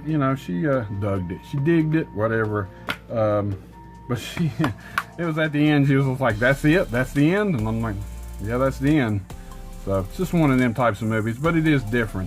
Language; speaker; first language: English; native; English